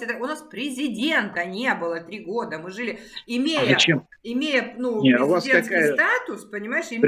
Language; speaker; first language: Russian; native; Russian